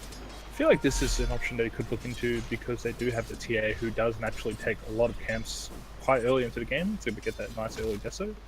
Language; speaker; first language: English; native; English